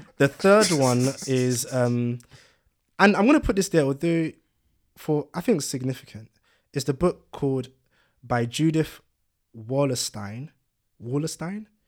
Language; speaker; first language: English; early bilingual, other home language; Yoruba